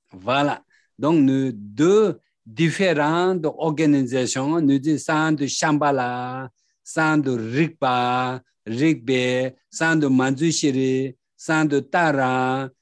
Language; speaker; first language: French; non-native, learner; Tibetan